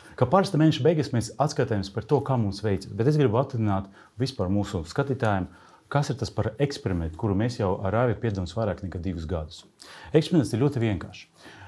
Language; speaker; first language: Latvian; non-native, local second language; Russian